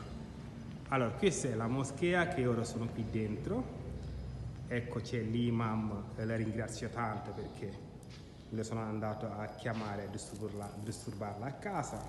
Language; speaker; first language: Italian; non-native, learner; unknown